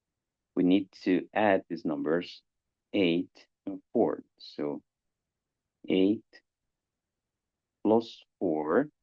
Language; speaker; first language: English; non-native, fluent; Spanish